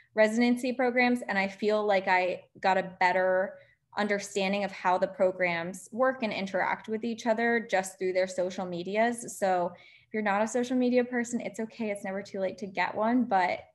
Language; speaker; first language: English; native; English